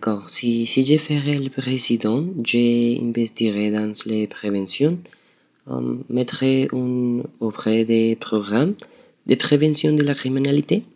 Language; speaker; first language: French; non-native, learner; Spanish